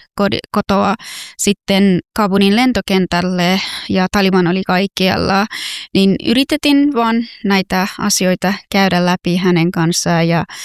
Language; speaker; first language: Finnish; non-native, fluent; Persian